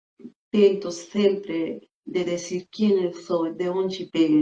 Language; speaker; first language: Portuguese; non-native, fluent; Spanish